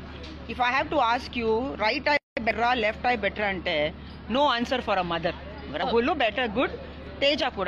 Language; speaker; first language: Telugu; non-native, learner; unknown